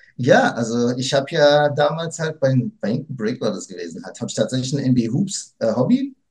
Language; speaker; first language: German; early bilingual, other home language; Portuguese